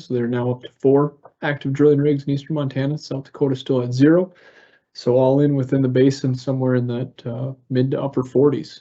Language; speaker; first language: English; native; English